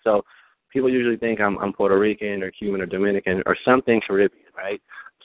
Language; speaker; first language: English; early bilingual, other home language; Spanish